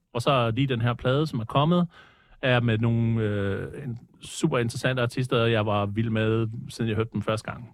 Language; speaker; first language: Danish; early bilingual, other home language; English